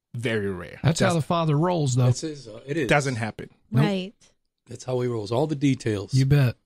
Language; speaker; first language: English; non-native, local second language; Akan